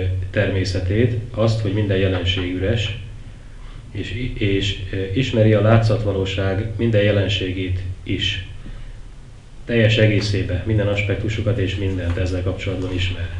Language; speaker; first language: Hungarian; native; Hungarian